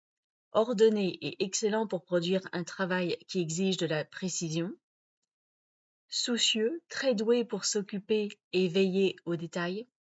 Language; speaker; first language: French; native; French